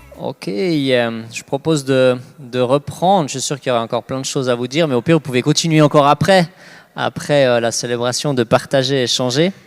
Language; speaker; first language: French; native; French